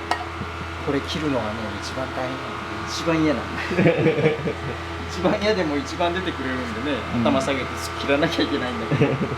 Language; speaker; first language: Japanese; native; Japanese